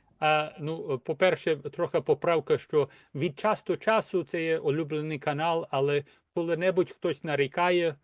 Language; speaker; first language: Ukrainian; early bilingual, heritage; Ukrainian